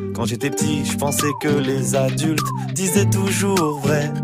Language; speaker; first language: French; non-native, fluent; English